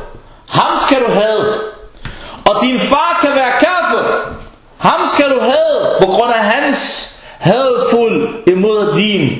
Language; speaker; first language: Danish; non-native, fluent; Arabic